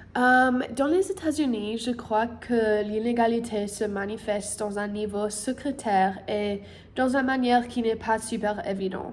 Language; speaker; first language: French; non-native, learner; English